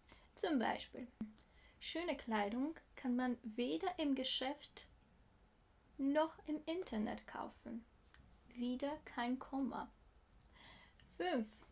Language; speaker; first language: German; non-native, fluent; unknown